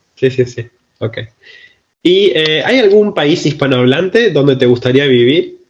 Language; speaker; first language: Spanish; native; Spanish